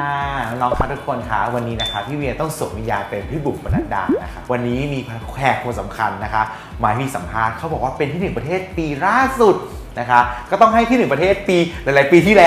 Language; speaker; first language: Thai; native; Thai